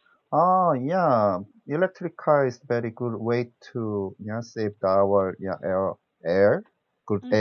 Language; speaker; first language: English; non-native, learner; Korean